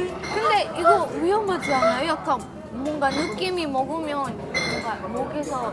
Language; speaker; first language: Korean; non-native, learner; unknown